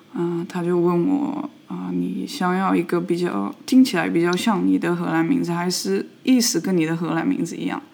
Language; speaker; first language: Chinese; non-native, fluent; Dutch